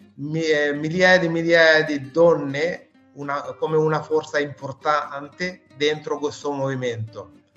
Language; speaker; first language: Italian; non-native, fluent; Sinhala